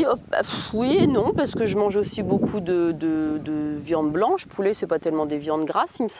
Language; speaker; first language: French; native; French